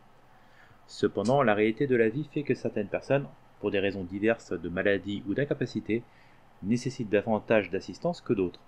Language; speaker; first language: French; native; French